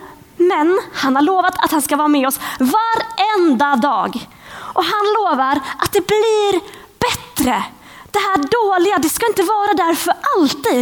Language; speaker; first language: Swedish; native; Swedish